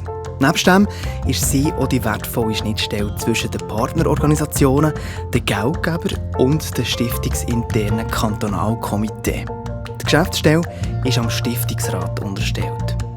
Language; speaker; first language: German; native; German